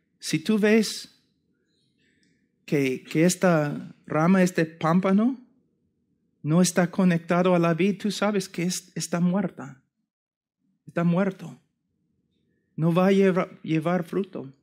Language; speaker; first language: Spanish; non-native, fluent; English